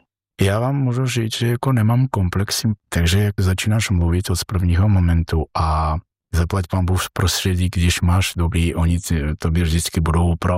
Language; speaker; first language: Czech; non-native, learner; Georgian